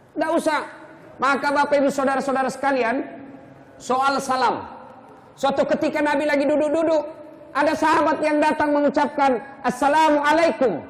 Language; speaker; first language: Indonesian; non-native, local second language; Buginese